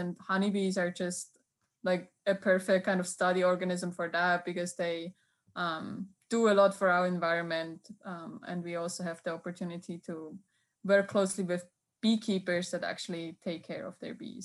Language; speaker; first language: English; non-native, fluent; Swiss German